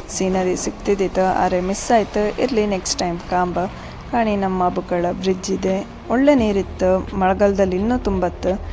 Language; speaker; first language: Kannada; non-native, local second language; Konkani